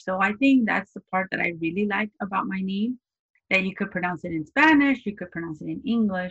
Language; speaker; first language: English; native; English